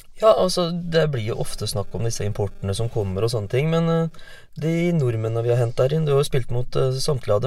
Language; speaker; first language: Norwegian; native; Norwegian